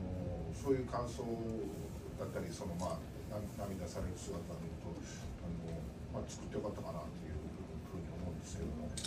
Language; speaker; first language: Japanese; native; Japanese